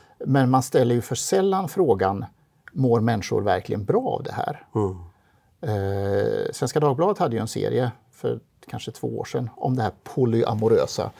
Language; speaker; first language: Swedish; native; Swedish